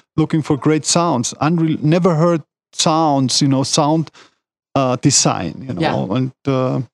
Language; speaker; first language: English; non-native, fluent; German